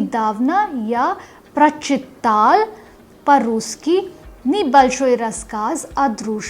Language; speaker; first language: Russian; non-native, fluent; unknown